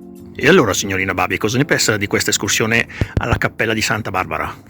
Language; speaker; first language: Italian; native; Italian